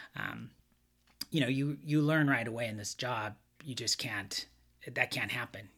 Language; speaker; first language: English; native; English